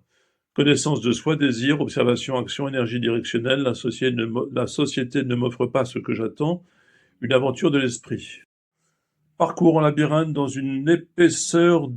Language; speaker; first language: French; native; French